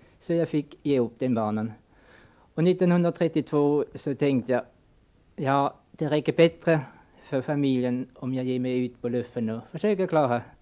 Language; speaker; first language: Swedish; non-native, fluent; German